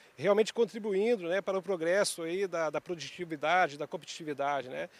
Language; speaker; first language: Portuguese; native; Portuguese